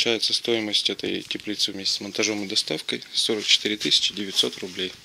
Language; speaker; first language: Russian; native; Russian